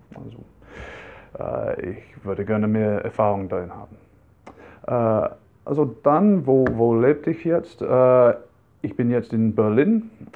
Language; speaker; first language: German; non-native, fluent; English